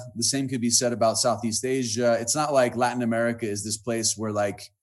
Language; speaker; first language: English; native; English